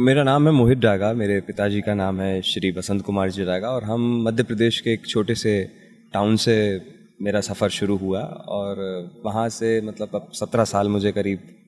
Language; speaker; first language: Hindi; native; Hindi